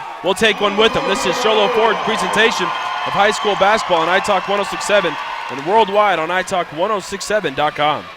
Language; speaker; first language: English; native; English